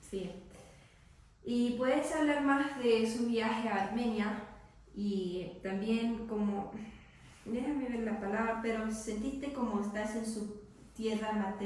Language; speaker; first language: Spanish; non-native, learner; English